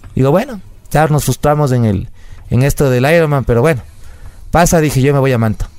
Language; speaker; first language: Spanish; native; Spanish